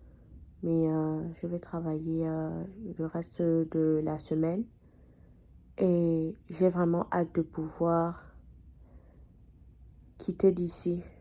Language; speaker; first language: French; non-native, fluent; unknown